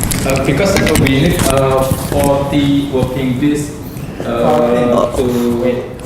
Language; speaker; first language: English; non-native, learner; Indonesian